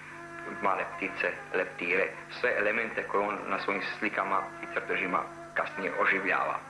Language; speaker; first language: Croatian; native; Croatian